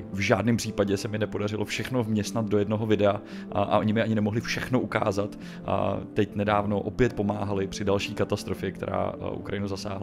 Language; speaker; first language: Czech; native; Czech